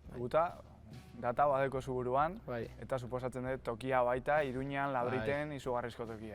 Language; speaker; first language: Basque; native; Basque